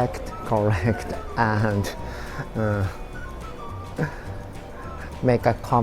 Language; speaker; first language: English; non-native, learner; Japanese